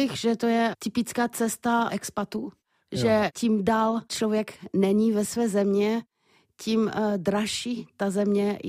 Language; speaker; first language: Czech; non-native, fluent; French